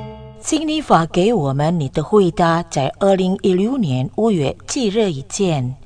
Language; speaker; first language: Chinese; non-native, learner; Indonesian